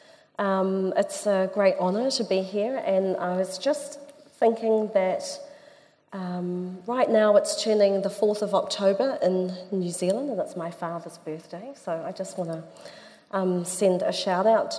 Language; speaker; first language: English; native; English